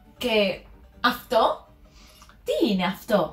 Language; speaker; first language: Greek; non-native, learner; English